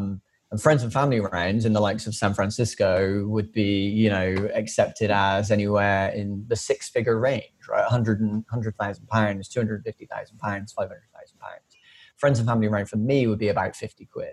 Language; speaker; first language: English; native; English